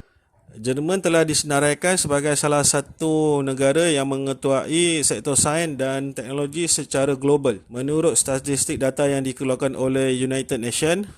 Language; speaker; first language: Malay; native; Malay